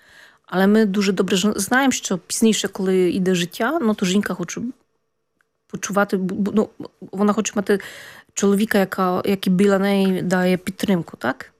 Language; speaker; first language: Ukrainian; non-native, fluent; Polish